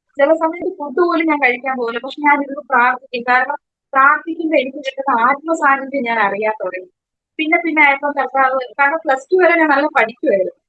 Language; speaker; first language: Malayalam; native; Malayalam